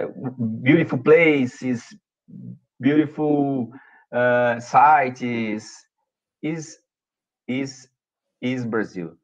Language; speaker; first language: English; non-native, learner; Portuguese